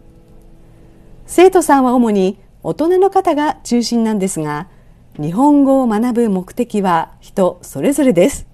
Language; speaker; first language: Japanese; native; Japanese